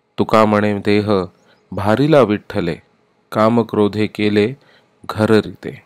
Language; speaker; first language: Hindi; non-native, local second language; Marathi